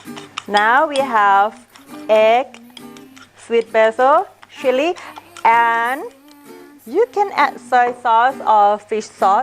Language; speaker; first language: English; non-native, fluent; Thai